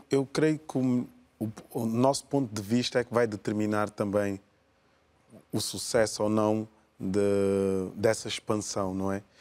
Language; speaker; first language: Portuguese; early bilingual, other home language; Kabuverdianu